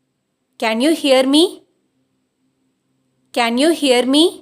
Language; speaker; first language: English; non-native, local second language; Tamil